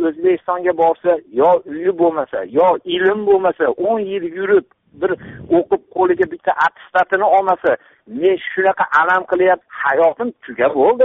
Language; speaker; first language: Uzbek; native; Uzbek